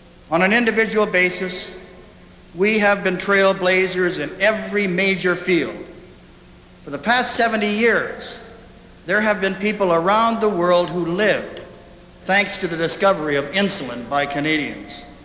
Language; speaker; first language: English; native; English